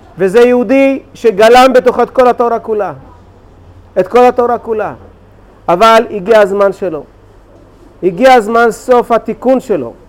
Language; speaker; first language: Hebrew; native; Hebrew